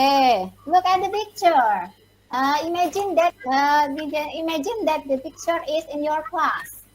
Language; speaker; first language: English; non-native, learner; Indonesian